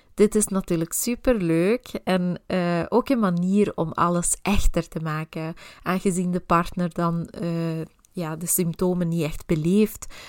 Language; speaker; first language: Dutch; non-native, local second language; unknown